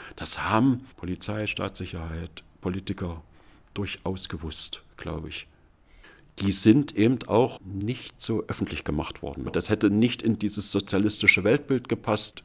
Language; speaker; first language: German; native; German